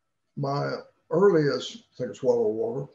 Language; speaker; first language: English; native; English